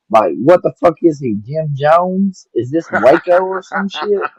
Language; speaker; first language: English; native; English